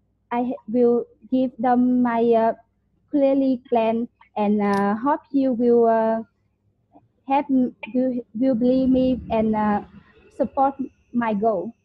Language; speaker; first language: English; non-native, learner; Vietnamese